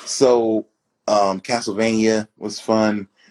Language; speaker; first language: English; native; English